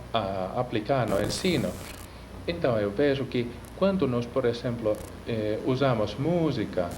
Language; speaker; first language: Portuguese; non-native, fluent; Finnish